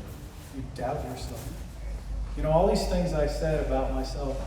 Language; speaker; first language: English; native; English